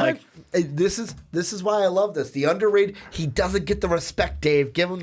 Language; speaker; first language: English; native; English